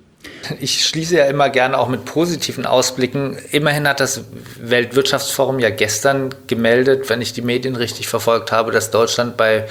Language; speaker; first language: German; native; German